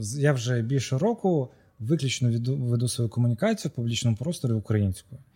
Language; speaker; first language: Ukrainian; non-native, local second language; Russian